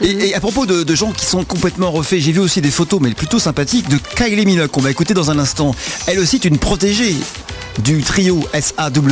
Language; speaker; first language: French; native; French